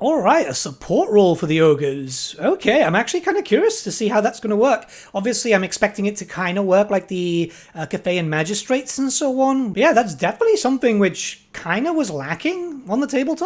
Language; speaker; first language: English; native; English